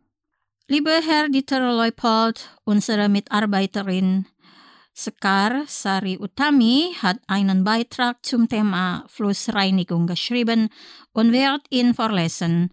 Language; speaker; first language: German; non-native, fluent; Indonesian